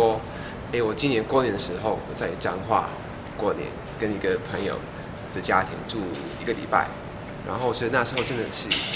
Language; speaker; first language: Chinese; non-native, fluent; English